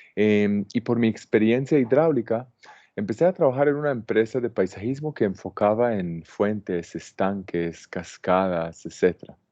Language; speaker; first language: Spanish; non-native, fluent; Hebrew